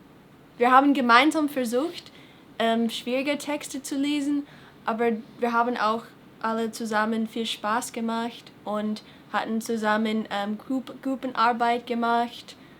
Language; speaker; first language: German; non-native, fluent; English